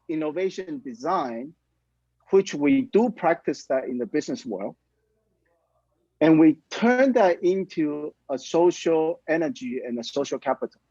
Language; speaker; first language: English; non-native, fluent; Chinese